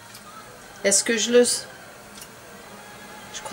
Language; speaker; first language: French; non-native, learner; English